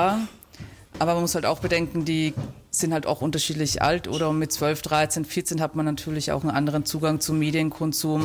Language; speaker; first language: German; native; German